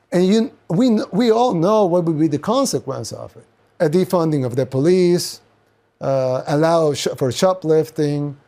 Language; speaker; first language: English; non-native, fluent; Spanish